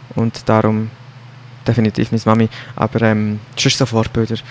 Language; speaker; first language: German; native; German